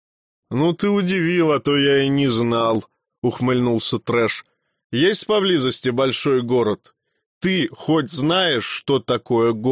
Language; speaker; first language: Russian; native; Russian